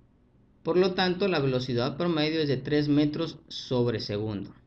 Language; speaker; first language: Spanish; native; Spanish